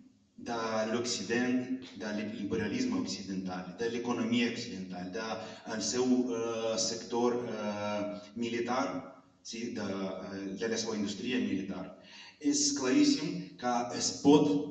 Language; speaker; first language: Catalan; non-native, fluent; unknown